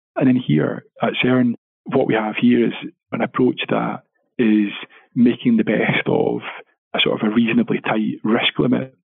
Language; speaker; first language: English; native; English